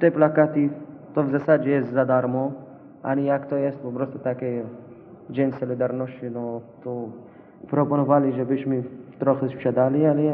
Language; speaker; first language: Polish; non-native, learner; Arabic